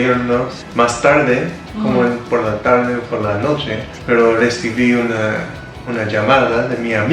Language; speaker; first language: Spanish; non-native, fluent; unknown